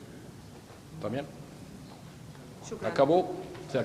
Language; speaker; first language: Spanish; non-native, learner; Arabic